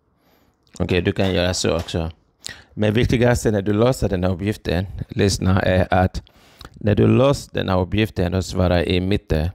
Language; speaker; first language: Swedish; non-native, fluent; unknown